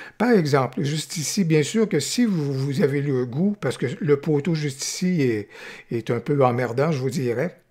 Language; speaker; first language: French; native; French